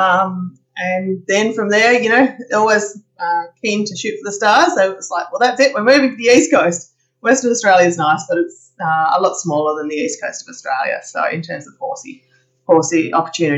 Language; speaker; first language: English; native; English